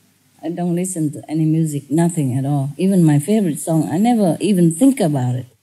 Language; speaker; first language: English; non-native, fluent; Vietnamese